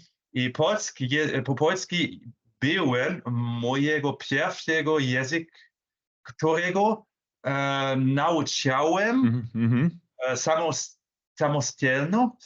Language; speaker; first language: Polish; non-native, learner; German